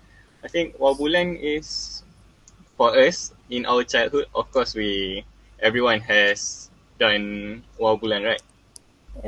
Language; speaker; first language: English; non-native, local second language; Malay